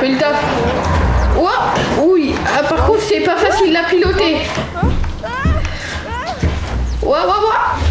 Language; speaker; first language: French; native; French